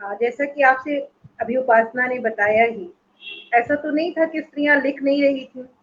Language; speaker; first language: Hindi; native; Hindi